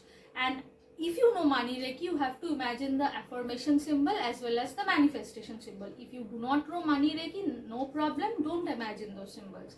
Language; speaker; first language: English; non-native, local second language; Bangla